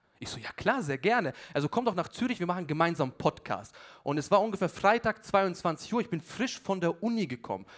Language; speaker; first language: German; early bilingual, other home language; Albanian